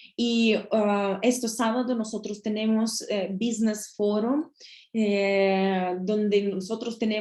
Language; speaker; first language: Spanish; non-native, learner; Russian